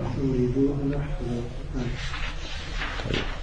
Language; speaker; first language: Arabic; non-native, learner; French